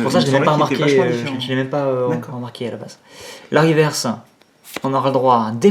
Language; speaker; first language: French; native; French